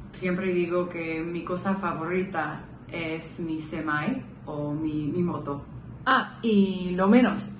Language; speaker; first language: Spanish; non-native, fluent; English